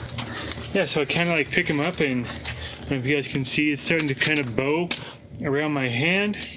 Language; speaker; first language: English; native; English